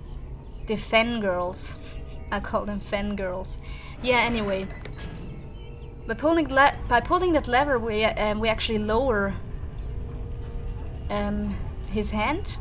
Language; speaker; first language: English; non-native, fluent; German